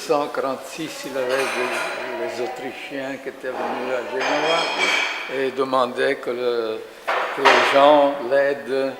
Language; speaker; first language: French; non-native, fluent; Italian